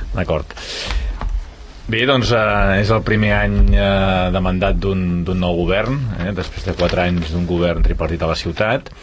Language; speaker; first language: Catalan; native; Catalan